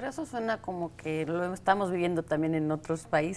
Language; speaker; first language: Spanish; native; Spanish